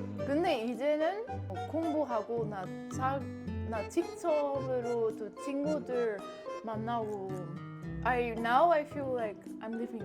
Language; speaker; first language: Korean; non-native, learner; Dutch